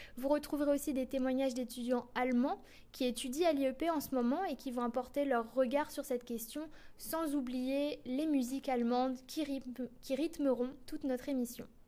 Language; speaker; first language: French; native; French